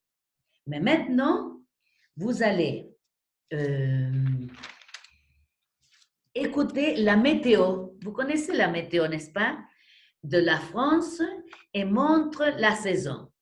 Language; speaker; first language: French; non-native, fluent; Spanish